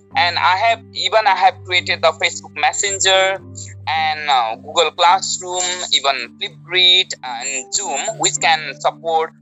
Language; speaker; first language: English; non-native, local second language; Nepali